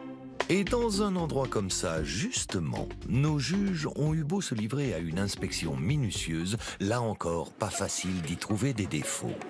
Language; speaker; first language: French; native; French